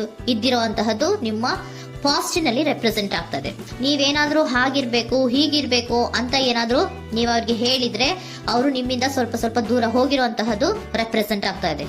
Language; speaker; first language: Kannada; native; Kannada